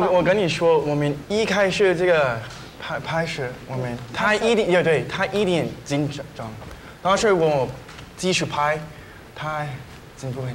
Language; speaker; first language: Chinese; non-native, learner; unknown